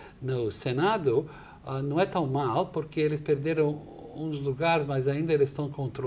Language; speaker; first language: Portuguese; non-native, fluent; English